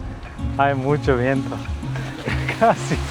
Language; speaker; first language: Spanish; non-native, learner; Urdu